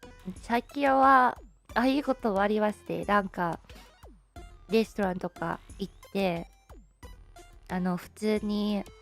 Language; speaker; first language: Japanese; non-native, learner; English